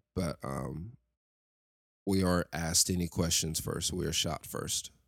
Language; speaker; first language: English; native; English